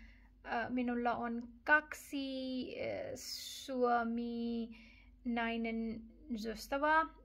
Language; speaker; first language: Finnish; non-native, learner; Urdu